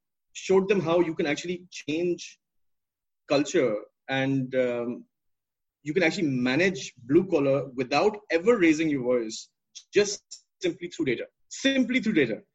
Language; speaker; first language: English; non-native, local second language; Urdu